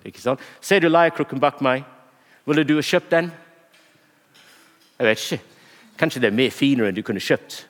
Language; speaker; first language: Norwegian; non-native, fluent; English